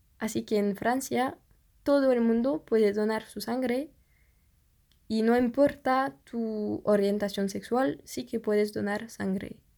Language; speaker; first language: Spanish; non-native, fluent; French